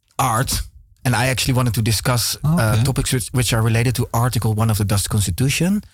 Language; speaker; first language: English; non-native, fluent; Dutch